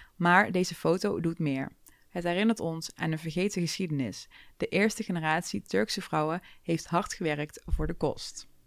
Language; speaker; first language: Dutch; early bilingual, other home language; Turkish